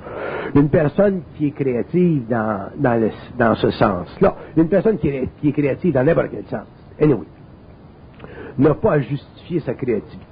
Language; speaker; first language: French; native; French